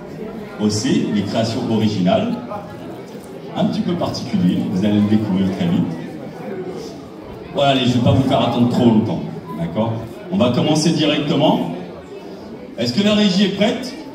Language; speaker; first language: French; native; French